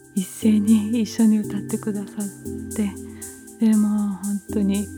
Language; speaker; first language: Japanese; early bilingual, other home language; Portuguese